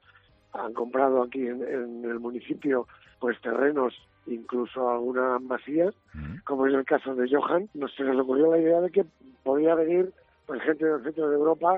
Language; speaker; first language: Spanish; native; Spanish